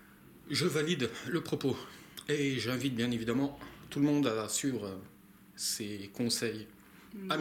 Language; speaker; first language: French; native; French